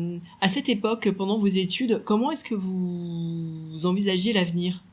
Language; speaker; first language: French; native; French